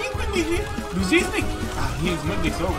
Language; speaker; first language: German; non-native, learner; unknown